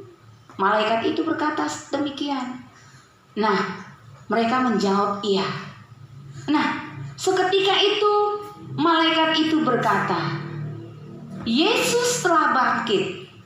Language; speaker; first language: Indonesian; native; Indonesian